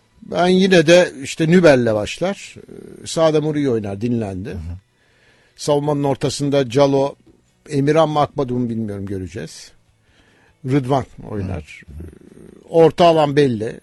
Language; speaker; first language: Turkish; native; Turkish